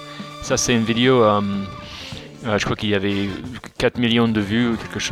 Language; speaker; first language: French; non-native, fluent; English